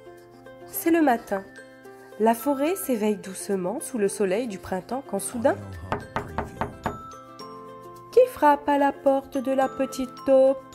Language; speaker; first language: French; native; French